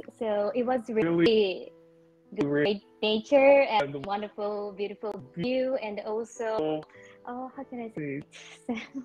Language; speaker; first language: English; non-native, learner; Japanese